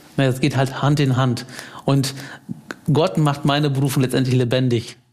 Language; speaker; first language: German; early bilingual, other home language; Tamil